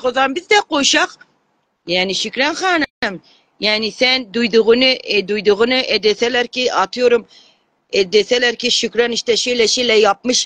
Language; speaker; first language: Turkish; native; Turkish